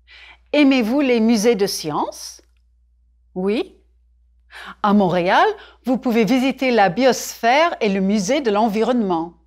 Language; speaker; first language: French; non-native, fluent; English